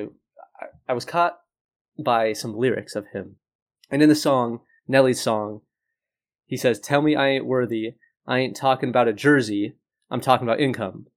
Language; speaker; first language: English; native; English